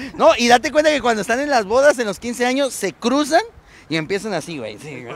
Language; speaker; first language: Spanish; native; Spanish